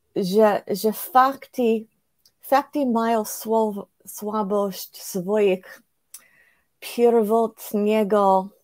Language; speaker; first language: Polish; non-native, fluent; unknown